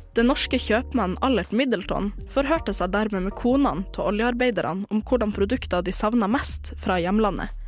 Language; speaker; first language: Norwegian; native; Norwegian